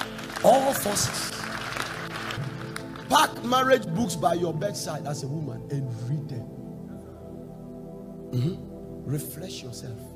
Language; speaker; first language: English; non-native, local second language; Akan